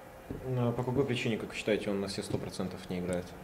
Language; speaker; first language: Russian; native; Russian